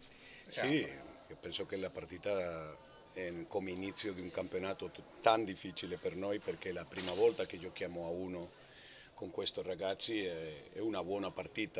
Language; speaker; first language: Italian; non-native, learner; Spanish